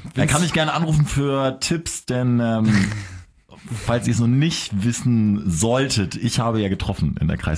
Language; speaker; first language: German; native; German